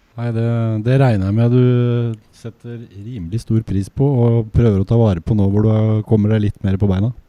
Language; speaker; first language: Norwegian; native; Norwegian